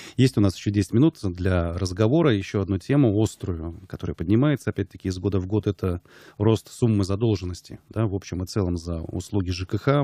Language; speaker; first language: Russian; native; Russian